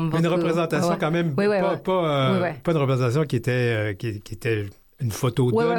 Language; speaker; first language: French; native; French